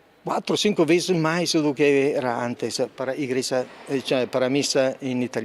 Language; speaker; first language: Portuguese; non-native, fluent; Italian